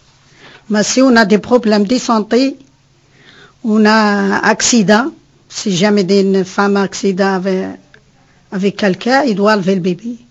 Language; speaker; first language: French; non-native, learner; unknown